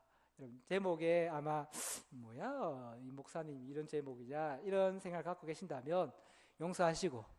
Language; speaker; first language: Korean; native; Korean